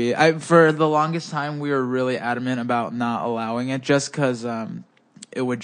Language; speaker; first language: English; early bilingual, other home language; Spanish